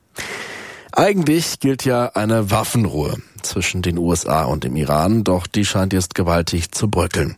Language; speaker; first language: German; native; German